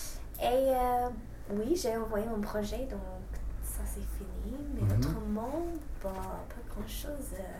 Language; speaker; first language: French; non-native, fluent; English